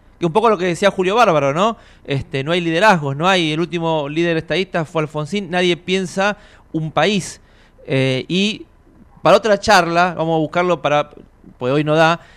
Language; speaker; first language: Spanish; native; Spanish